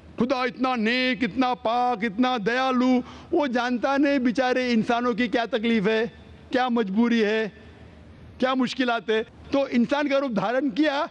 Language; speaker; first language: Hindi; non-native, local second language; Konkani